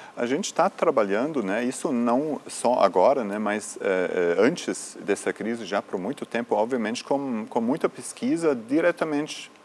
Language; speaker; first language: Portuguese; non-native, fluent; German